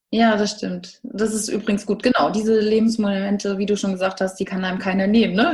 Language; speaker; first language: German; native; German